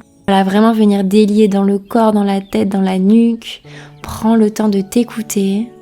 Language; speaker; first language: French; native; French